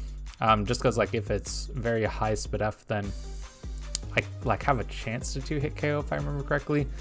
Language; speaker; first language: English; native; English